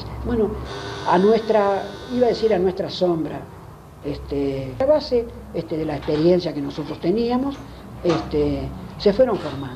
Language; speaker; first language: Spanish; native; Spanish